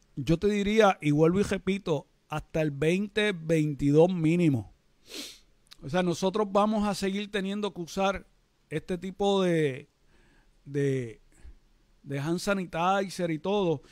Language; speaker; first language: Spanish; native; Spanish